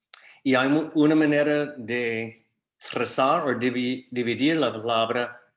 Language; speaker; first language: Spanish; non-native, fluent; English